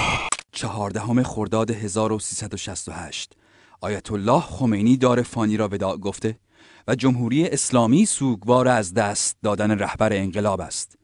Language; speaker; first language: Persian; native; Persian